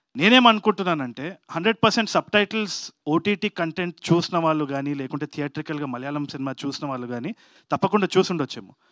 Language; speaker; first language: Telugu; native; Telugu